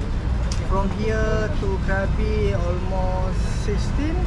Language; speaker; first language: English; non-native, learner; Malay